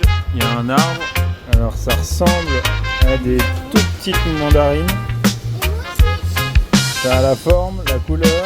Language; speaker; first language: French; native; French